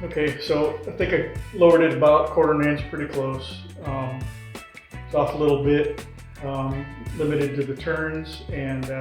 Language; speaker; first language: English; native; English